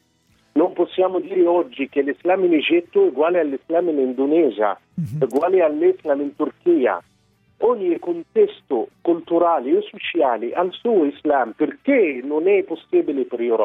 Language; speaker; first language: Italian; non-native, fluent; Arabic